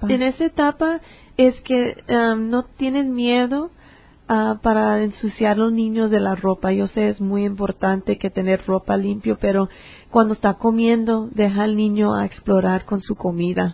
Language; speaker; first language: Spanish; early bilingual, heritage; English